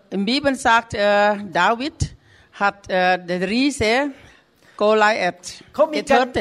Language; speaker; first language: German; non-native, learner; Thai